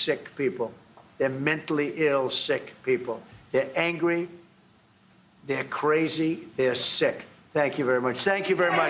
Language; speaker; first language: English; native; English